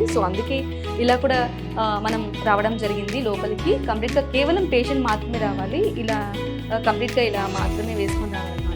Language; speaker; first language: Telugu; native; Telugu